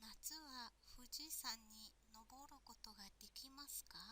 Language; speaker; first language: Japanese; non-native, fluent; Mongolian